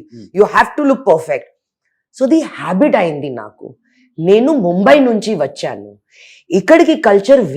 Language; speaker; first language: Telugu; non-native, local second language; Hindi